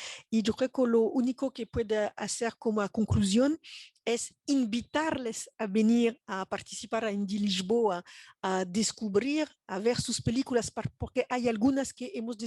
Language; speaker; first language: Spanish; non-native, fluent; French